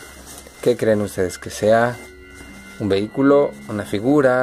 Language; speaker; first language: Spanish; native; Spanish